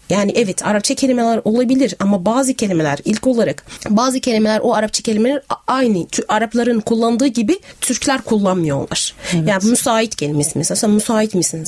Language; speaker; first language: Turkish; non-native, fluent; Arabic